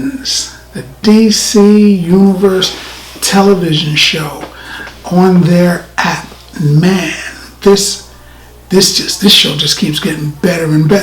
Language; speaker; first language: English; native; English